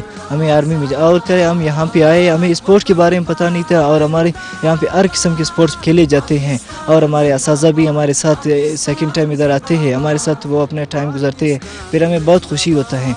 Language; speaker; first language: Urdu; non-native, local second language; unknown